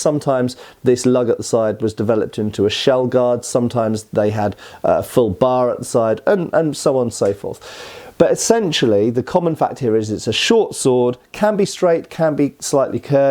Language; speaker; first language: English; native; English